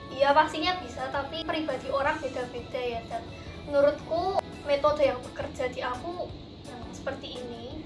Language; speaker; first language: Indonesian; native; Indonesian